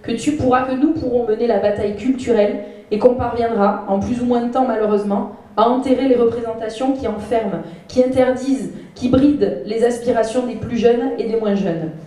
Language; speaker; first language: French; native; French